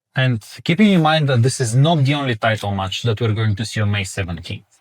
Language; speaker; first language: English; non-native, fluent; Bulgarian